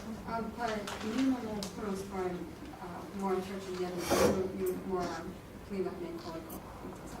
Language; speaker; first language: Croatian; non-native, learner; English